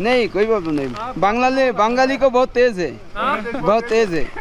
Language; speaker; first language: Hindi; non-native, learner; Bangla